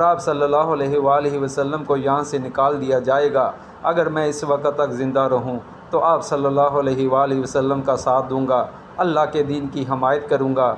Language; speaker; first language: Urdu; native; Urdu